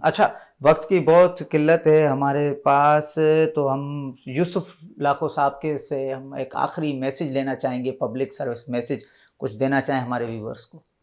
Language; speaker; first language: Urdu; native; Urdu